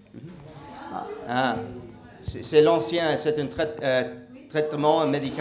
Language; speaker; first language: French; non-native, learner; English